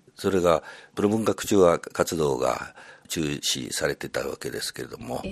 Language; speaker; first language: Japanese; native; Japanese